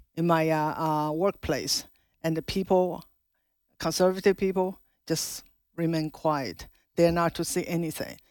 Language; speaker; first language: English; non-native, fluent; Chinese